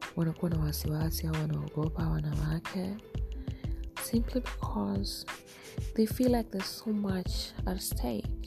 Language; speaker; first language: English; non-native, local second language; Swahili